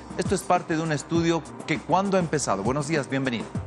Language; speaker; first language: Spanish; native; Spanish